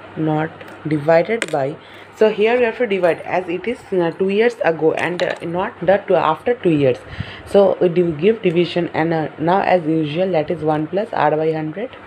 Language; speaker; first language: English; non-native, local second language; Hindi